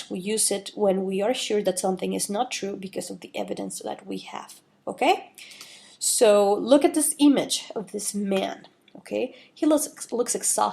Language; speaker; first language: English; non-native, fluent; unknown